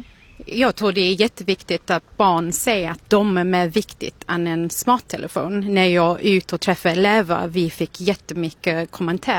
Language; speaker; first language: Swedish; non-native, fluent; English